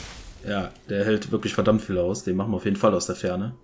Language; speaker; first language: German; native; German